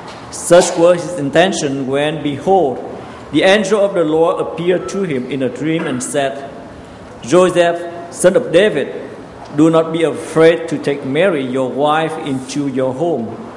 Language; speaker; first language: English; non-native, fluent; Vietnamese